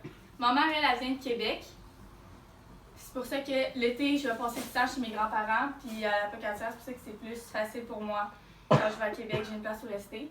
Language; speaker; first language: French; native; French